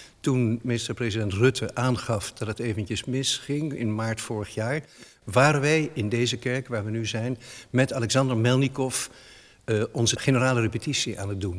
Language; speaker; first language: Dutch; native; Dutch